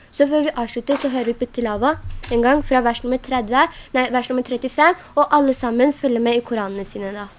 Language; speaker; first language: Norwegian; non-native, local second language; Urdu